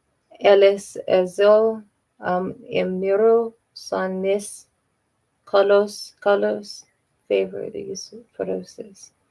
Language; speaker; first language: Spanish; non-native, learner; English